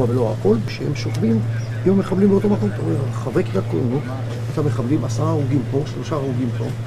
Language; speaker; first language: Hebrew; native; Hebrew